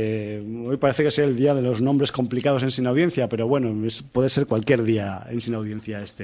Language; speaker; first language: Spanish; native; Spanish